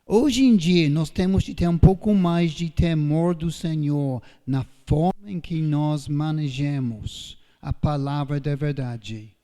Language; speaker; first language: Portuguese; non-native, fluent; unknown